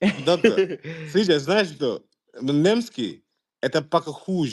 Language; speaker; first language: Russian; non-native, learner; Igbo